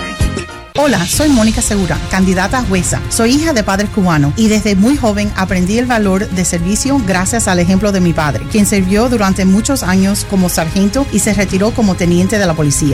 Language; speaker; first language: Spanish; early bilingual, heritage; Spanish